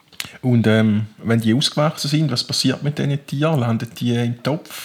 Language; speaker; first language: German; native; German